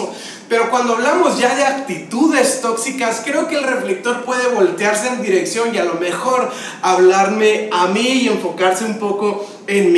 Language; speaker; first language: Spanish; native; Spanish